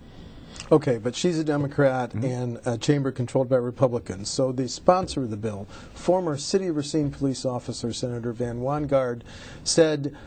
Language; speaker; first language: English; native; English